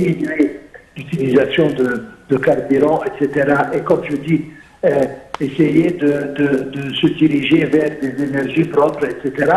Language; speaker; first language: French; non-native, fluent; Arabic